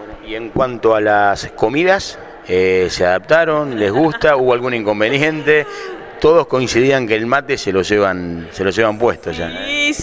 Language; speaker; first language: Spanish; native; Spanish